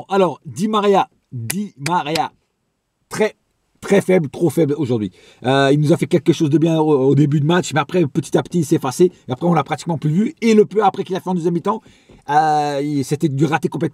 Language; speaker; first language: French; native; French